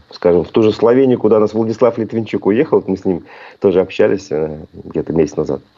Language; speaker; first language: Russian; native; Russian